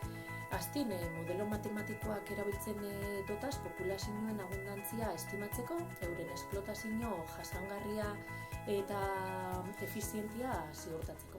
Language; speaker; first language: Basque; native; Basque